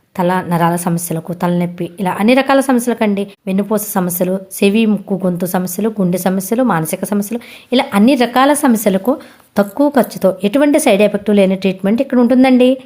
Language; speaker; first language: Telugu; native; Telugu